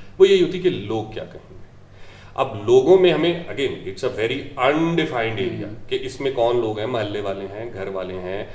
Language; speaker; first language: Urdu; native; Urdu